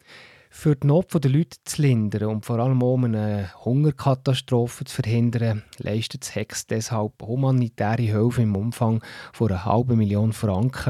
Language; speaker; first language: German; native; German